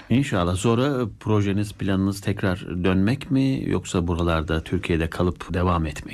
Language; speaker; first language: Turkish; native; Turkish